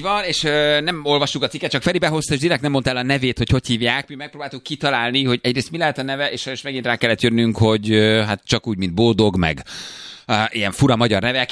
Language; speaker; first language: Hungarian; native; Hungarian